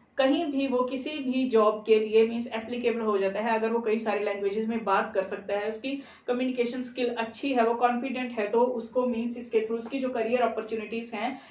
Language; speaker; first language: Hindi; non-native, local second language; Punjabi